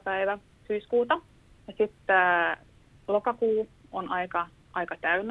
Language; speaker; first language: Finnish; non-native, local second language; Swedish